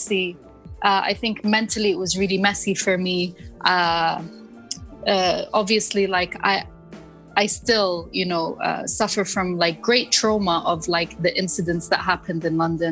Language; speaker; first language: English; native; English